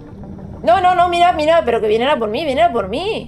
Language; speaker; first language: Spanish; native; Spanish